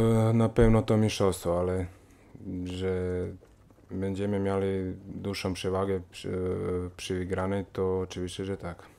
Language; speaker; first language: Polish; non-native, fluent; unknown